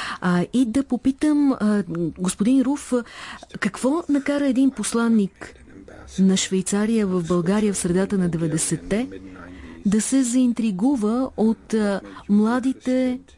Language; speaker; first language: Bulgarian; native; Bulgarian